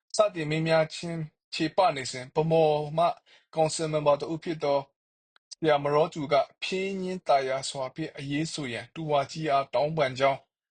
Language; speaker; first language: Burmese; non-native, local second language; Kachin